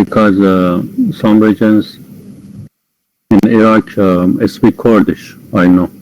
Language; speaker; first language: English; non-native, fluent; Persian